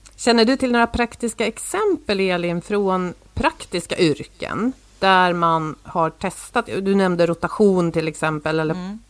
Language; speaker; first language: Swedish; native; Swedish